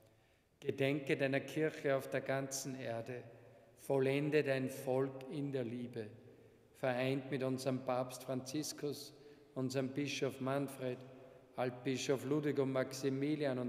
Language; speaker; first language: German; native; German